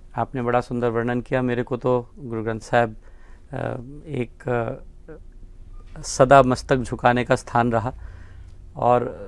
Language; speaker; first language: Hindi; native; Hindi